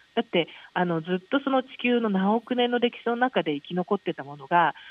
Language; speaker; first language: Japanese; native; Japanese